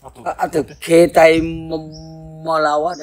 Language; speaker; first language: Japanese; non-native, learner; Thai